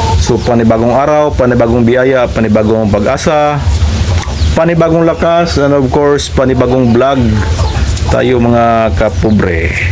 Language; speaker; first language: Filipino; non-native, local second language; Cebuano